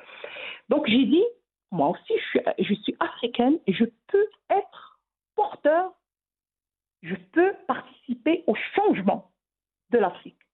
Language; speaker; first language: French; non-native, local second language; Arabic